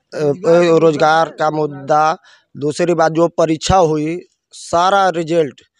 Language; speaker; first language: Hindi; native; Hindi